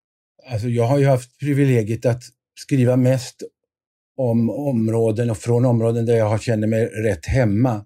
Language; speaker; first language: Swedish; native; Swedish